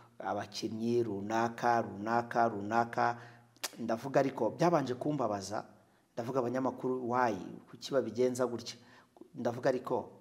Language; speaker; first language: Kinyarwanda; native; Kinyarwanda